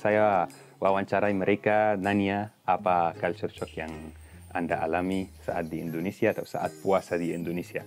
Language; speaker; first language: Indonesian; non-native, fluent; Arabic